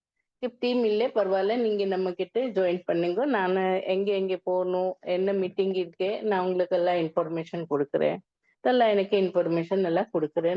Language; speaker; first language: Tamil; non-native, learner; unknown